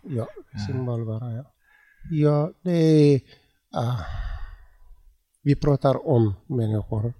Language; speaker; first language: Swedish; non-native, learner; Tigrinya